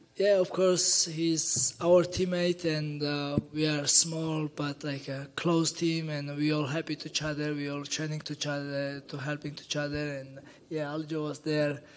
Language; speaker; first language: English; non-native, learner; Georgian